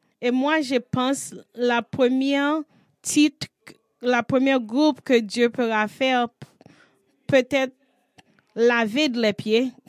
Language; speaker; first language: French; non-native, learner; English